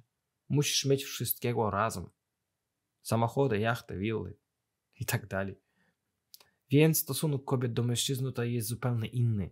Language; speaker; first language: Polish; non-native, fluent; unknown